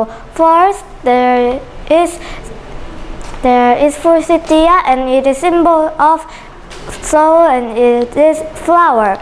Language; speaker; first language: English; non-native, learner; Korean